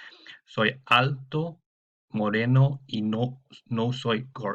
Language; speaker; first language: Spanish; non-native, fluent; English